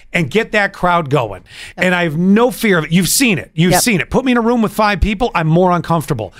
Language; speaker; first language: English; native; English